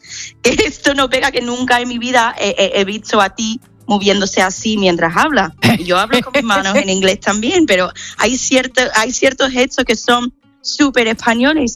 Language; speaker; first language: Spanish; non-native, fluent; English